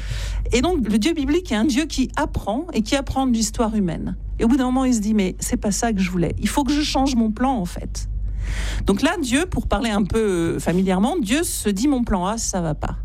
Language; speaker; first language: French; native; French